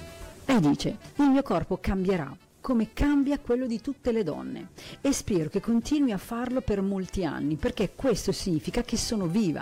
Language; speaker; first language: Italian; native; Italian